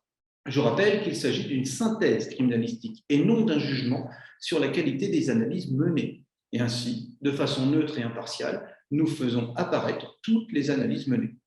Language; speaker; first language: French; native; French